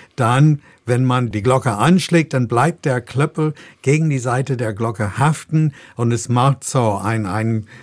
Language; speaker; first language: German; non-native, fluent; English